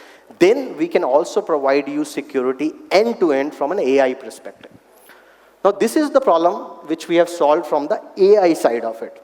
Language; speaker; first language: English; non-native, local second language; Hindi